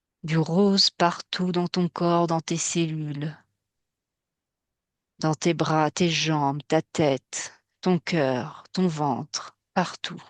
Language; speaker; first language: French; native; French